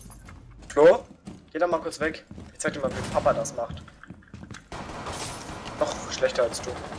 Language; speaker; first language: German; native; German